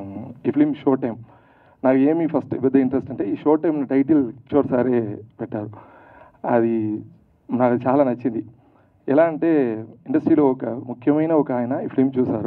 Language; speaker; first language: Telugu; non-native, local second language; Tamil